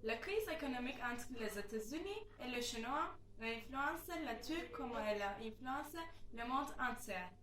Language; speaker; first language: French; non-native, learner; Turkish